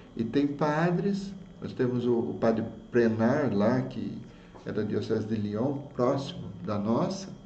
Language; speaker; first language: Portuguese; native; Portuguese